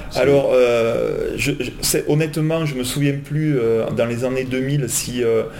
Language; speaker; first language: French; native; French